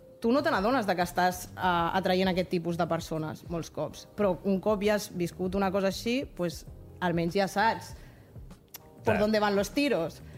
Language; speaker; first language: Catalan; non-native, local second language; Spanish